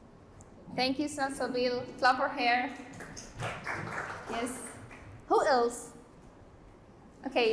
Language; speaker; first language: English; non-native, learner; Arabic